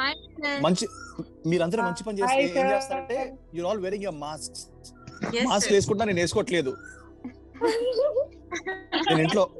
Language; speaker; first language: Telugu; native; Telugu